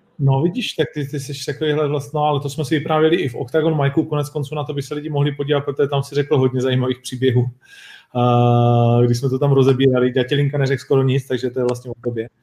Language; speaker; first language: Czech; native; Czech